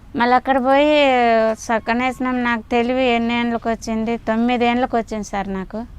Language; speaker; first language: Telugu; native; Telugu